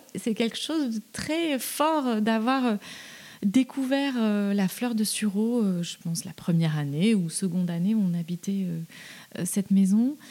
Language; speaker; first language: French; native; French